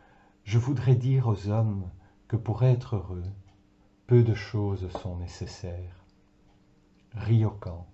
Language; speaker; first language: French; native; French